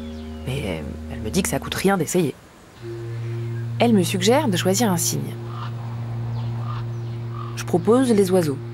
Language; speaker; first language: French; native; French